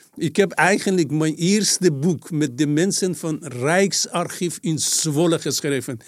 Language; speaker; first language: Dutch; non-native, fluent; Persian